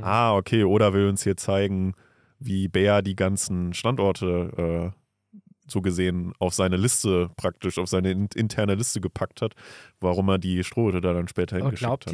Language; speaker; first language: German; native; German